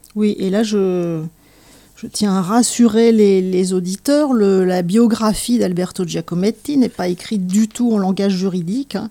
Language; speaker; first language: French; native; French